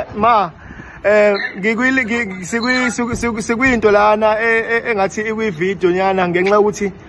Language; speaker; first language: Zulu; native; Zulu